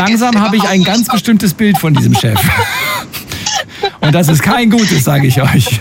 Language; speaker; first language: German; native; German